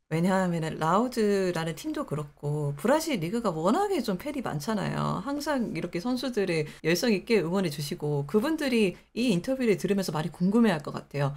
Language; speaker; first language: Korean; native; Korean